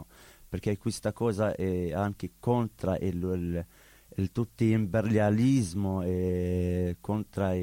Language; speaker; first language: Italian; non-native, learner; Arabic